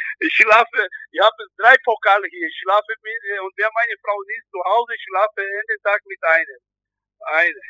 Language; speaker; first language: German; non-native, learner; Portuguese